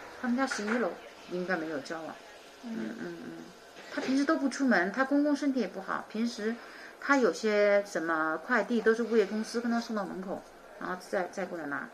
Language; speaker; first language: Chinese; native; Chinese